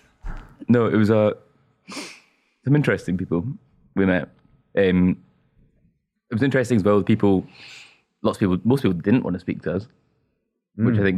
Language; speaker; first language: English; native; English